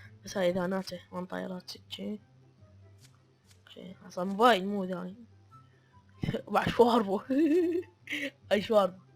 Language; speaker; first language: Arabic; native; Arabic